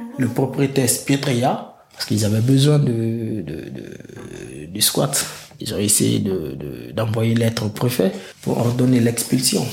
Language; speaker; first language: French; non-native, local second language; Fula